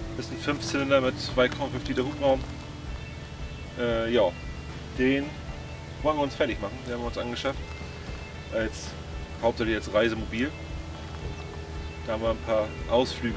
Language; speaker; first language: German; native; German